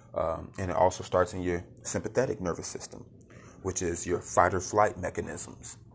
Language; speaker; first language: English; native; English